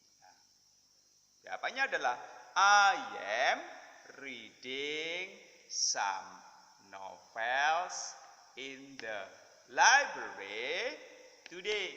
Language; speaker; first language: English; non-native, fluent; Indonesian